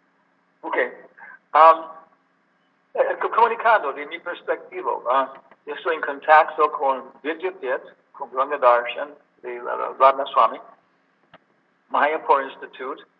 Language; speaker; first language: Spanish; non-native, learner; English